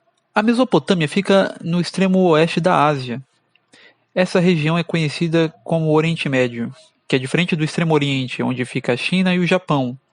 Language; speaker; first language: Portuguese; native; Portuguese